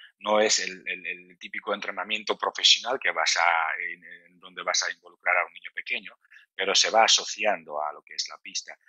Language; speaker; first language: Spanish; non-native, fluent; Georgian